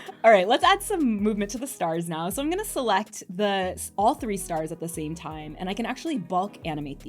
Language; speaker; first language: English; native; English